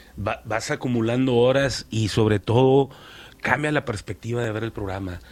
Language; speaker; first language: Spanish; native; Spanish